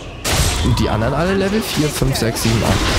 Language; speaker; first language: German; native; German